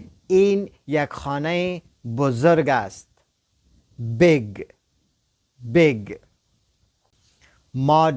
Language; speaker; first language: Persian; non-native, local second language; Pashto